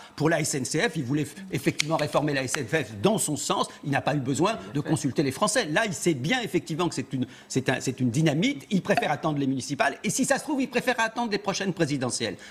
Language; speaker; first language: French; early bilingual, other home language; Polish